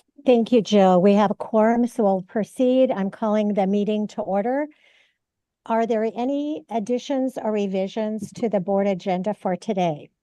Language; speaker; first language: English; native; English